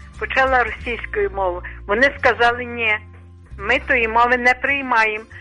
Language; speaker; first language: Ukrainian; native; Ukrainian